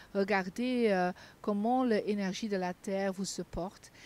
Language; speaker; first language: French; non-native, fluent; Dutch